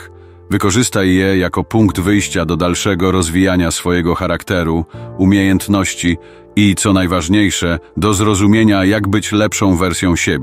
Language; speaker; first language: Polish; native; Polish